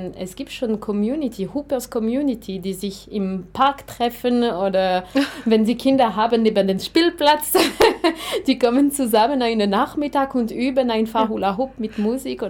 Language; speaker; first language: German; non-native, fluent; French